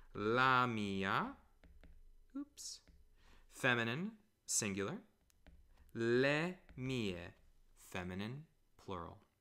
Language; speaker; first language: Italian; non-native, fluent; English